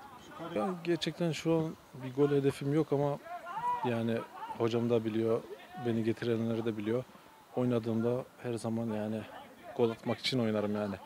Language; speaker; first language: Turkish; early bilingual, other home language; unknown